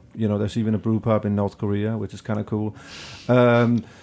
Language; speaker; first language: English; non-native, fluent; Danish